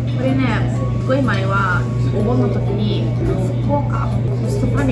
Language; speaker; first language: Japanese; non-native, fluent; Italian